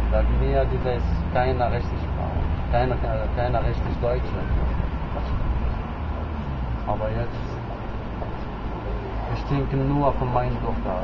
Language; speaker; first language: German; non-native, learner; Arabic